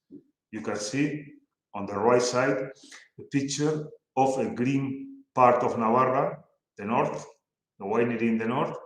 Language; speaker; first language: English; non-native, fluent; Spanish